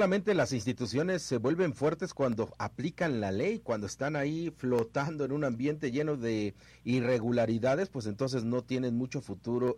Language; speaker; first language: Spanish; native; Spanish